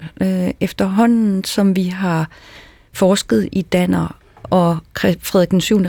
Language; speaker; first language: Danish; native; Danish